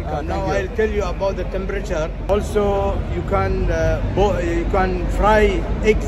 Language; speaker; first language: English; non-native, learner; Arabic